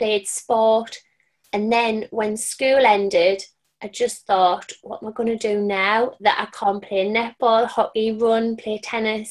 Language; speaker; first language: English; native; English